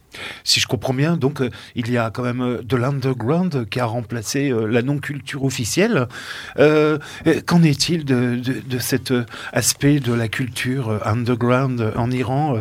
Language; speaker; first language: French; native; French